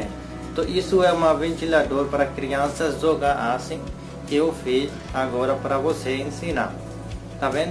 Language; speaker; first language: Portuguese; non-native, learner; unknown